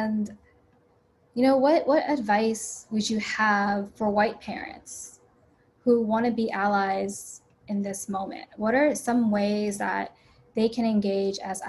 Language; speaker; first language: English; early bilingual, other home language; Cantonese